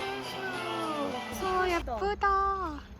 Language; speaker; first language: Korean; native; Korean